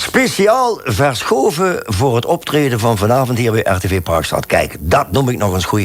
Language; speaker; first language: Dutch; native; Dutch